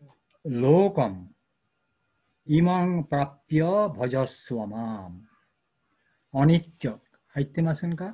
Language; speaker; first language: Japanese; non-native, learner; Bangla